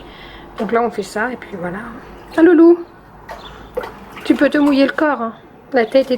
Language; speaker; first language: French; native; French